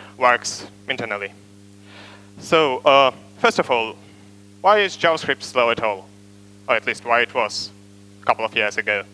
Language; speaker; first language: English; non-native, fluent; Ukrainian